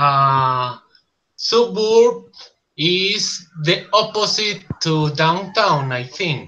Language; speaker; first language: English; non-native, learner; Spanish